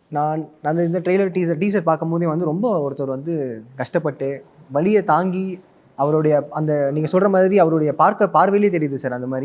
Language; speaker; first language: Tamil; native; Tamil